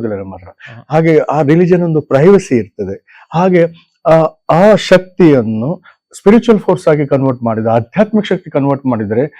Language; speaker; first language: Kannada; non-native, local second language; Konkani